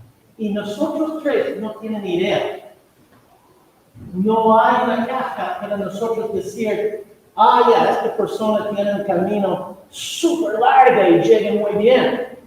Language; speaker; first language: Spanish; non-native, fluent; English